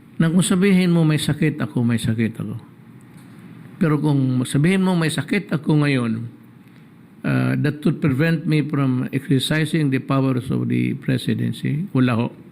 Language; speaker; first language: Filipino; non-native, local second language; Cebuano